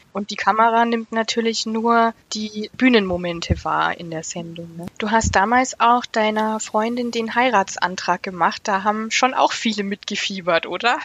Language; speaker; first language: German; native; German